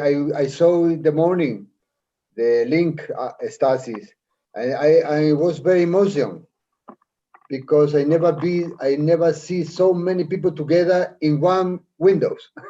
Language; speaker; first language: English; non-native, learner; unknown